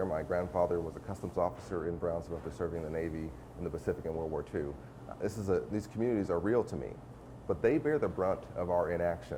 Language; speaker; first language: English; native; English